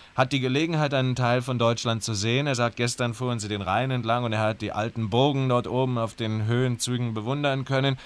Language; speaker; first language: German; native; German